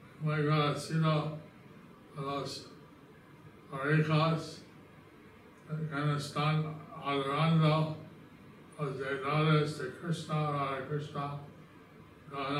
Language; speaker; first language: Spanish; non-native, learner; English